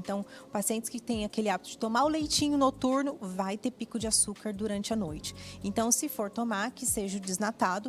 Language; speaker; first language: Portuguese; native; Portuguese